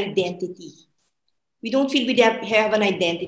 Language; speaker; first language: English; non-native, local second language; Filipino